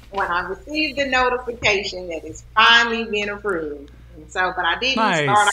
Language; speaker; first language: English; native; English